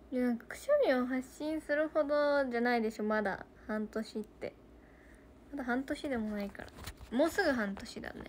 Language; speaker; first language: Japanese; native; Japanese